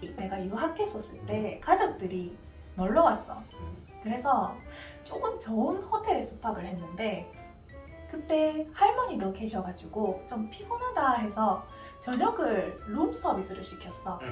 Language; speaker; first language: Korean; non-native, fluent; Japanese